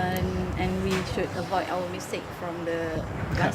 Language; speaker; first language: English; non-native, learner; Malay